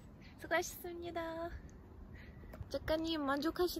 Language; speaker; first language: Korean; non-native, fluent; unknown